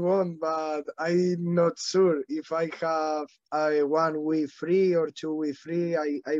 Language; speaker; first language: English; non-native, learner; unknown